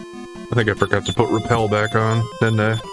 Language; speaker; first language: English; native; English